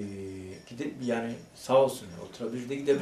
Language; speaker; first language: Turkish; native; Turkish